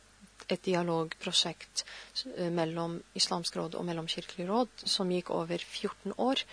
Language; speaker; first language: Norwegian; non-native, fluent; Arabic